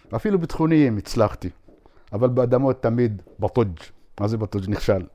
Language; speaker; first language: Hebrew; non-native, local second language; Arabic